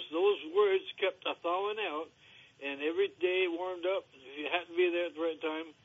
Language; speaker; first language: English; native; English